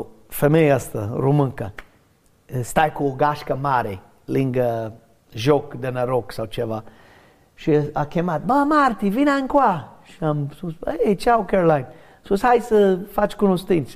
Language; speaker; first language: Romanian; non-native, learner; English